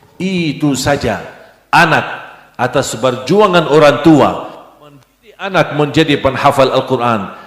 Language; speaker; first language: Indonesian; non-native, fluent; Arabic